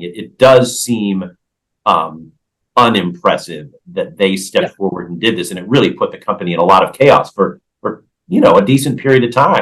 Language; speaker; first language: English; native; English